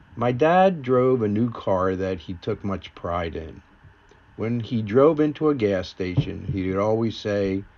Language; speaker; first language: English; native; English